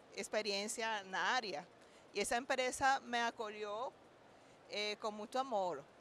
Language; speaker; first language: Portuguese; non-native, learner; Spanish